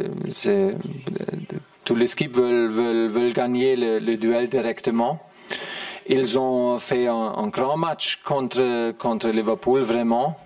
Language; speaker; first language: French; non-native, fluent; German